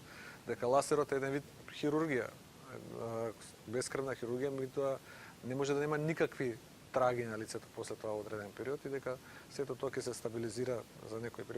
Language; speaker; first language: Macedonian; native; Macedonian